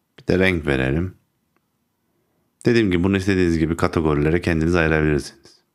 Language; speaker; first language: Turkish; native; Turkish